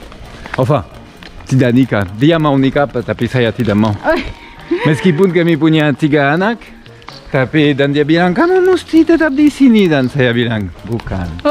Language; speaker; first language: Indonesian; non-native, fluent; Croatian